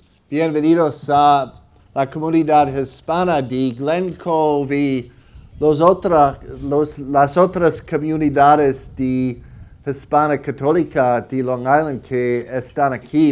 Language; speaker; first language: Spanish; non-native, learner; English